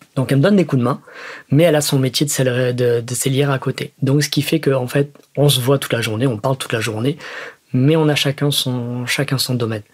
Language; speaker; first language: French; native; French